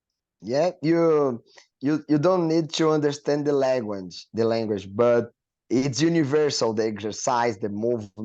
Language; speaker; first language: English; non-native, learner; Portuguese